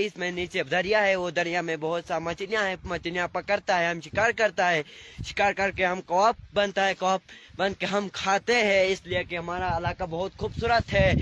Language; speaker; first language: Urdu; non-native, local second language; Shina